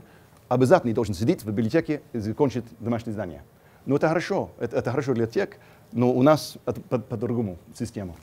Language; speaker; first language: Russian; non-native, fluent; English